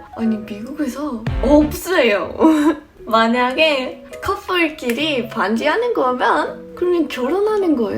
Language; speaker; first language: Korean; non-native, fluent; English